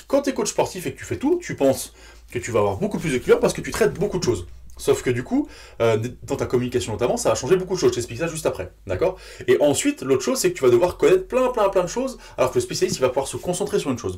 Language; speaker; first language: French; native; French